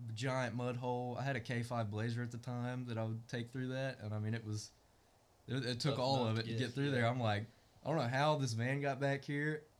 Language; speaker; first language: English; native; English